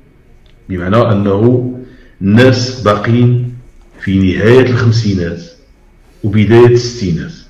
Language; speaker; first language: Arabic; native; Arabic